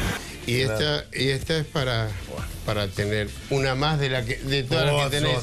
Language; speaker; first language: Spanish; native; Spanish